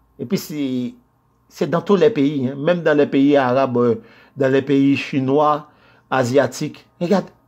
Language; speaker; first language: French; non-native, local second language; Haitian Creole